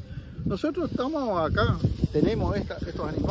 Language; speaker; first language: Spanish; native; Spanish